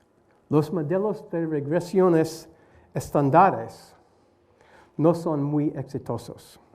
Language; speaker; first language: Spanish; non-native, learner; English